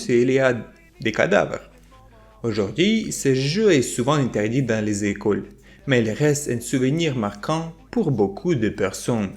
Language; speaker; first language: French; non-native, fluent; Russian